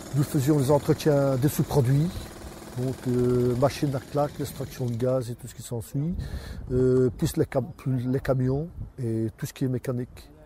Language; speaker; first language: French; native; French